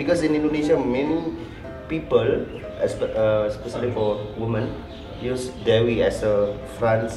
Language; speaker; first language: English; non-native, learner; Indonesian